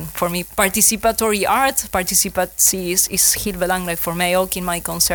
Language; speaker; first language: Dutch; non-native, learner; Spanish